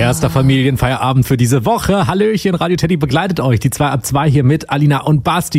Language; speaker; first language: German; native; German